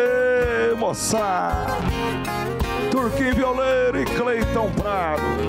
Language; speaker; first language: Portuguese; native; Portuguese